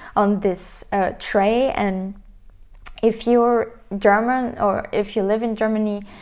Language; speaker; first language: English; non-native, fluent; French